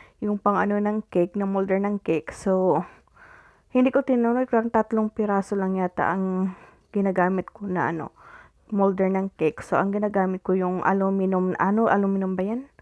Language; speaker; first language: Filipino; non-native, local second language; Cebuano